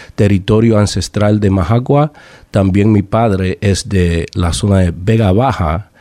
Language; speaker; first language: Spanish; early bilingual, heritage; Spanish